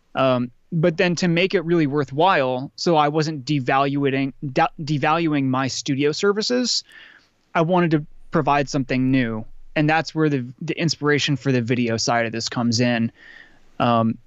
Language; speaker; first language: English; native; English